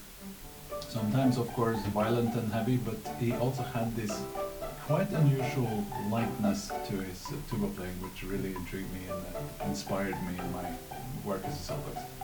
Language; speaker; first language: English; non-native, fluent; Norwegian